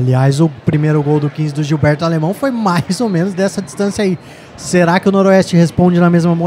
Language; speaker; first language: Portuguese; native; Portuguese